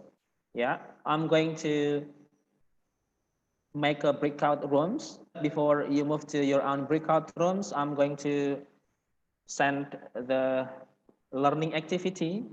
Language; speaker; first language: English; non-native, fluent; Indonesian